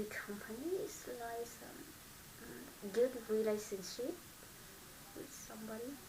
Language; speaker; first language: English; non-native, learner; Vietnamese